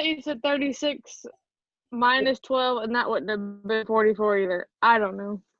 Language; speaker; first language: English; native; English